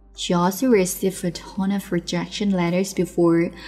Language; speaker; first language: English; non-native, fluent; Chinese